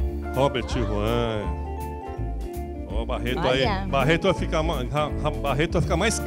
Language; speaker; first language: Portuguese; native; Portuguese